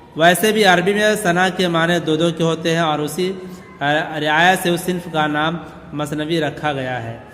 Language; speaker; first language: Urdu; native; Urdu